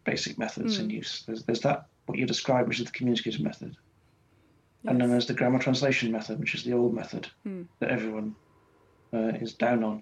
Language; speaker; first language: English; native; English